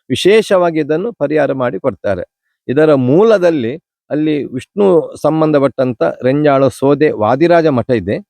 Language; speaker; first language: Kannada; non-native, local second language; Tulu